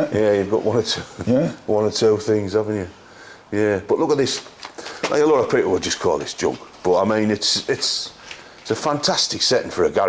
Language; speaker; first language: English; native; English